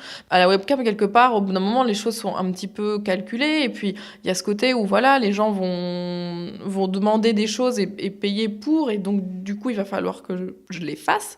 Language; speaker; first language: French; native; French